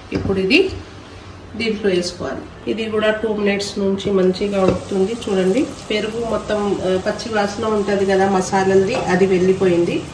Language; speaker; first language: Telugu; non-native, local second language; Urdu